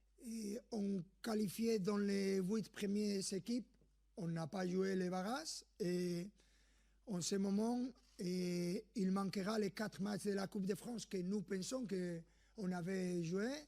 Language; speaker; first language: French; non-native, fluent; Spanish